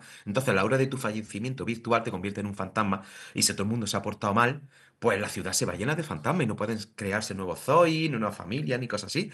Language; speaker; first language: Spanish; native; Spanish